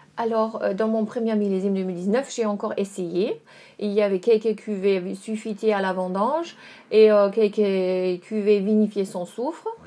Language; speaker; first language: French; non-native, fluent; German